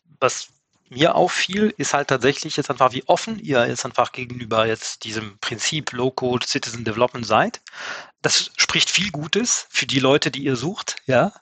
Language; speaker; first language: German; non-native, fluent; French